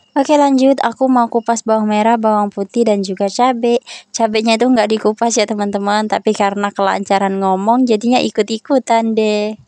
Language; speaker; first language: Indonesian; non-native, local second language; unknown